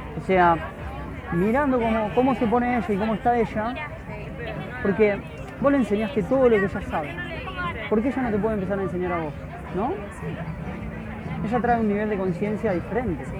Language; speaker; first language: Spanish; native; Spanish